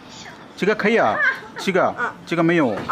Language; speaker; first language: Chinese; non-native, learner; Telugu